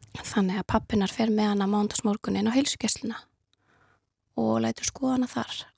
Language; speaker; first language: Icelandic; native; Icelandic